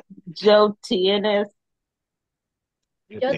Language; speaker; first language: Spanish; non-native, learner; English